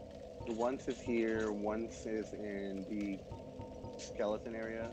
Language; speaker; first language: English; native; English